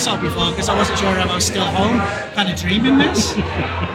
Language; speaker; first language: English; native; English